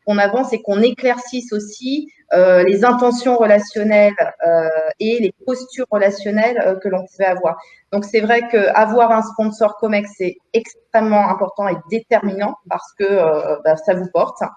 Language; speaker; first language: French; native; French